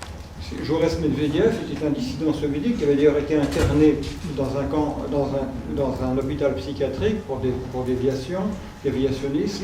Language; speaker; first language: French; native; French